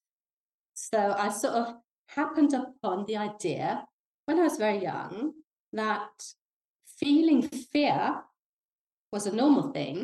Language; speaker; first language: English; non-native, fluent; Danish